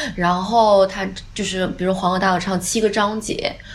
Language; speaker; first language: Chinese; non-native, local second language; Wu Chinese